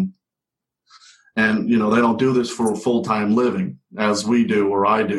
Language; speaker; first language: English; native; English